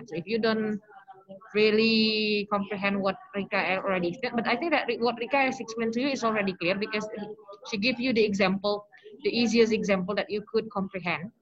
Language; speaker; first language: English; non-native, local second language; Indonesian